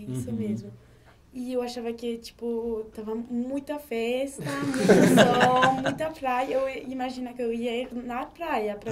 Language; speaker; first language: Portuguese; non-native, learner; French